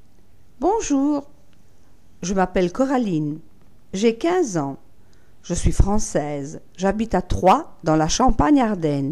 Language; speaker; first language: French; non-native, fluent; Italian